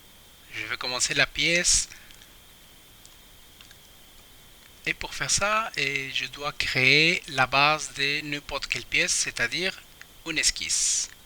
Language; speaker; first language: French; non-native, fluent; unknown